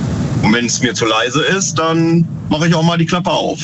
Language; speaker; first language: German; native; German